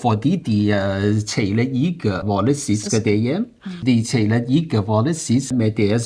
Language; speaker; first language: Danish; non-native, learner; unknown